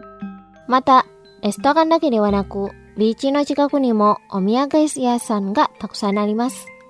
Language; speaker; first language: Japanese; non-native, fluent; Indonesian